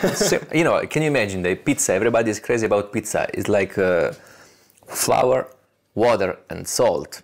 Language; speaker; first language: English; non-native, fluent; Italian